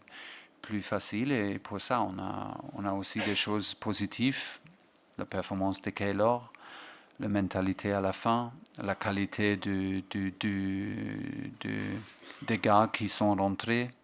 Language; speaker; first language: French; non-native, fluent; German